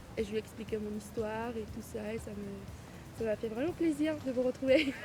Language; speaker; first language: French; non-native, fluent; Arabic